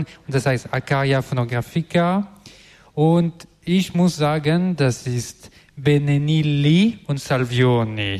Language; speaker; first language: German; non-native, learner; French